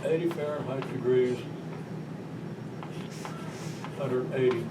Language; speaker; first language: English; native; English